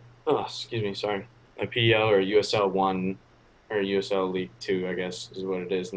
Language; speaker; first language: English; native; English